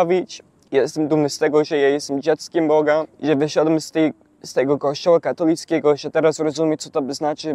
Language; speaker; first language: Polish; early bilingual, heritage; English